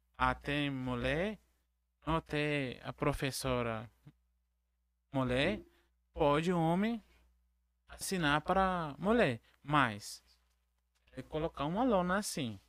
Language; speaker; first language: Portuguese; non-native, learner; Arabic